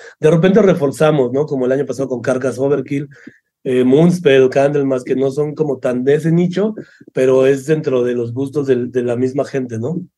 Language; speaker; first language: Spanish; native; Spanish